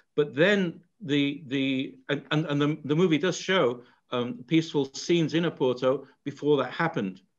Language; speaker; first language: English; native; English